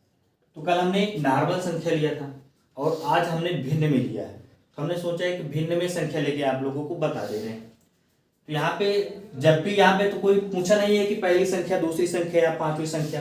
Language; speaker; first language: Hindi; native; Hindi